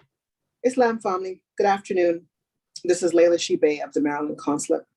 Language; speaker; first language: English; native; English